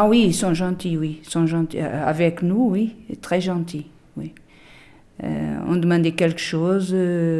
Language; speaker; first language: French; non-native, learner; Portuguese